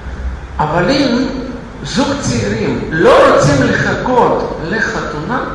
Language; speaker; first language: Hebrew; non-native, fluent; Russian